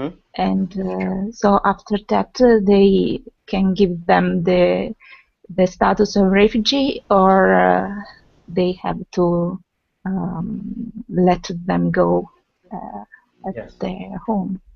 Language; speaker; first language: English; non-native, fluent; Italian